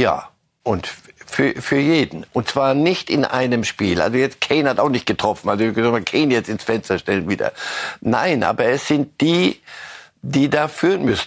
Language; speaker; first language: German; native; German